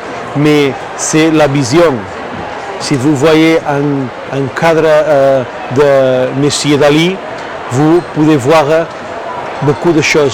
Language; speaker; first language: French; non-native, learner; Catalan